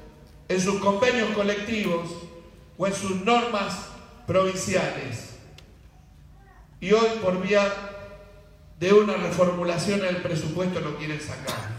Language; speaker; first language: Spanish; native; Spanish